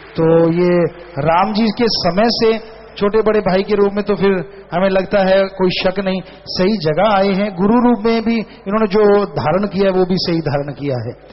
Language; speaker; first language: Hindi; non-native, local second language; Punjabi